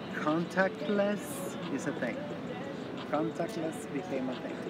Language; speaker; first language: English; native; English